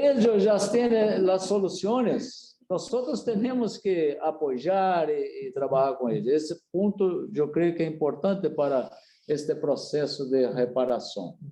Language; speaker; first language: Spanish; non-native, learner; Portuguese